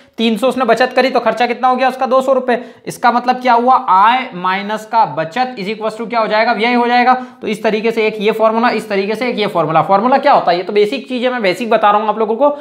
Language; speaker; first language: Hindi; native; Hindi